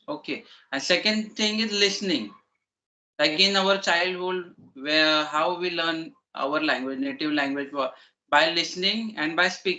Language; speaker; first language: English; non-native, learner; Marathi